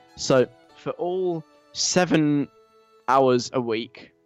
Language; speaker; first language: English; native; English